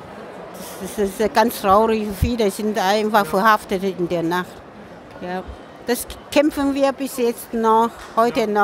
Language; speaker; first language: German; non-native, fluent; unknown